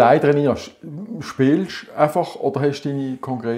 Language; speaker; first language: German; native; German